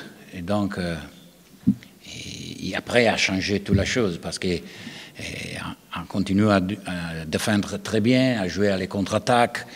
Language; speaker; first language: French; non-native, learner; Spanish